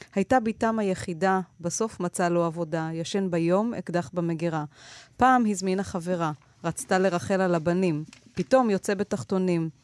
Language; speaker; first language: Hebrew; native; Hebrew